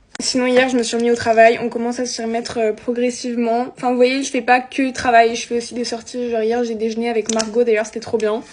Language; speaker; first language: French; native; French